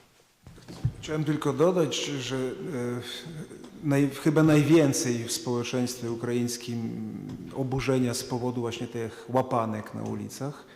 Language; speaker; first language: Polish; non-native, fluent; Ukrainian